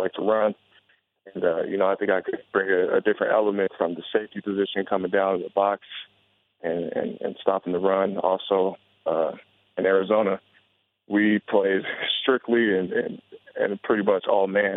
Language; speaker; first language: English; native; English